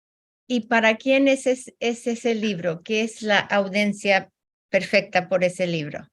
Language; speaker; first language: Spanish; non-native, fluent; English